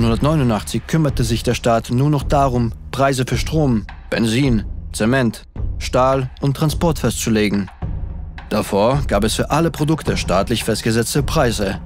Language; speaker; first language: German; native; German